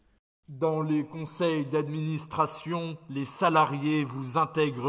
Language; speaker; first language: French; native; French